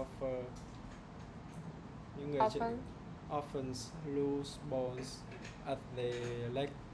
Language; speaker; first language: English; non-native, learner; Vietnamese